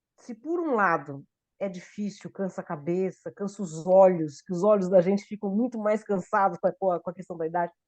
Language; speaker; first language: Portuguese; native; Portuguese